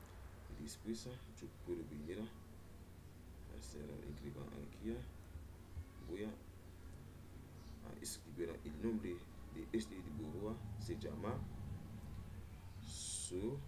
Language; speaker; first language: Spanish; non-native, learner; Haitian Creole